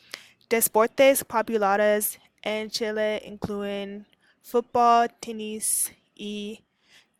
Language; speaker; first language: Spanish; non-native, learner; English